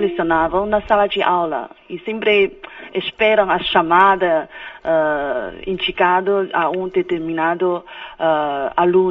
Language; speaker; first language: Portuguese; non-native, fluent; Chinese